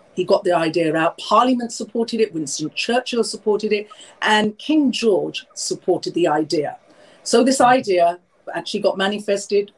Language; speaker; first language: English; native; English